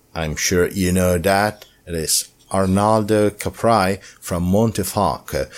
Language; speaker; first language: English; non-native, fluent; Italian